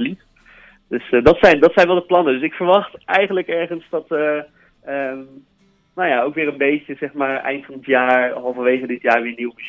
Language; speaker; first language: Dutch; native; Dutch